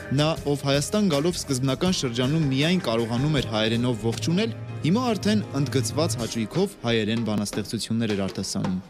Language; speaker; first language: Armenian; native; Armenian